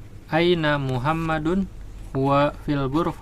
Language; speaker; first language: Arabic; non-native, learner; Indonesian